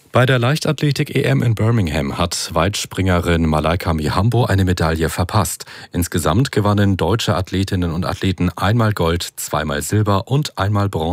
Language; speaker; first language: German; native; German